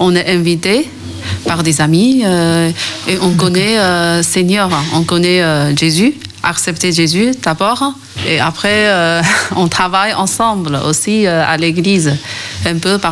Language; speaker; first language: French; non-native, fluent; Chinese